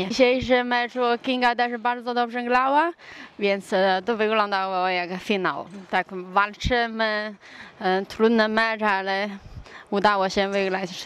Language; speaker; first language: Polish; non-native, learner; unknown